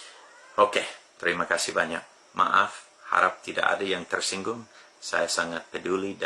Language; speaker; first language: Indonesian; non-native, fluent; English